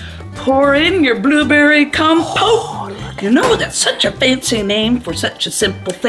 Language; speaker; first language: English; native; English